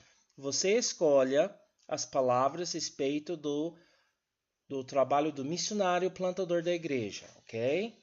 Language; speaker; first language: Portuguese; non-native, learner; English